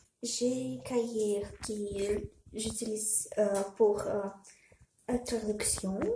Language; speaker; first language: French; non-native, learner; Russian